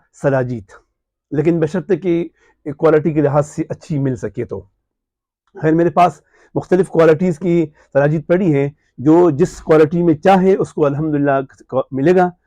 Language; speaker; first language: Urdu; non-native, local second language; Pashto